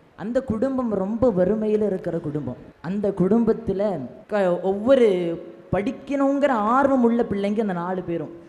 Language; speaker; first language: Tamil; non-native, local second language; Malayalam